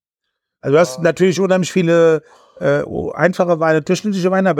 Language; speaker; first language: German; native; German